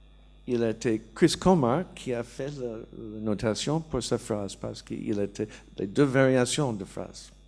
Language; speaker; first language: French; non-native, learner; English